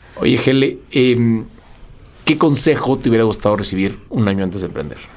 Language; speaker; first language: Spanish; native; Spanish